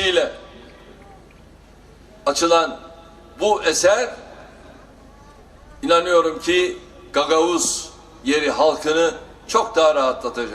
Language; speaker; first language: Turkish; native; Turkish